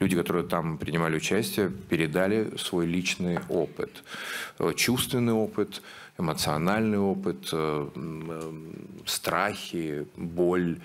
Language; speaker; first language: Russian; native; Russian